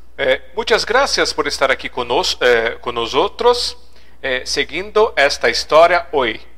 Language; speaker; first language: Portuguese; native; Portuguese